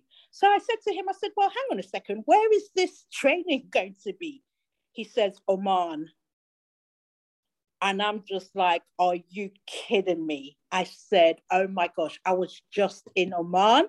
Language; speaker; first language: English; native; English